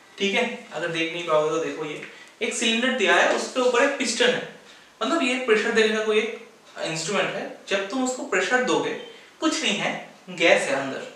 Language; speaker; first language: Hindi; native; Hindi